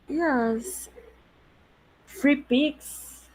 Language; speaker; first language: English; non-native, learner; Portuguese